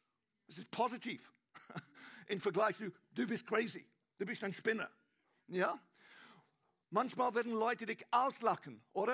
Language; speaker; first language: German; non-native, learner; English